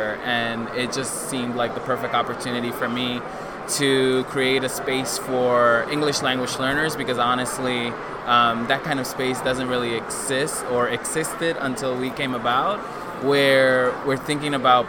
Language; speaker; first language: English; early bilingual, other home language; Spanish